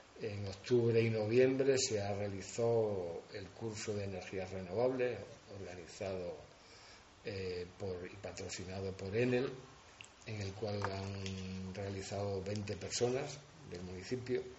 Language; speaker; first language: Spanish; native; Spanish